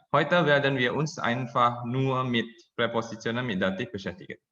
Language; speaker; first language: German; non-native, fluent; Indonesian